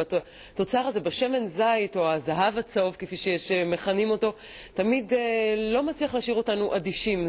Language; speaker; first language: Hebrew; native; Hebrew